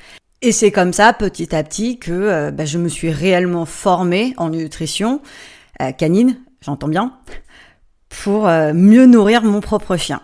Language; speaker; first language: French; native; French